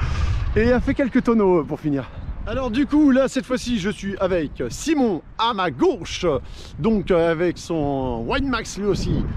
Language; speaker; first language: French; native; French